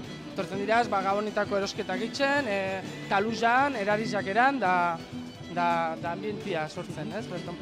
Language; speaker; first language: Basque; native; Basque